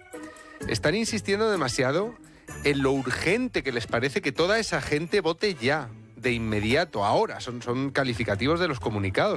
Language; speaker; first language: Spanish; native; Spanish